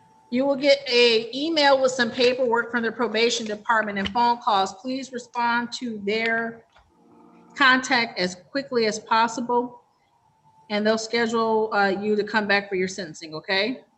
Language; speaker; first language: English; native; English